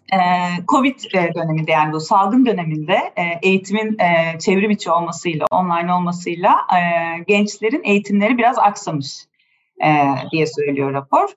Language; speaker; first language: Turkish; native; Turkish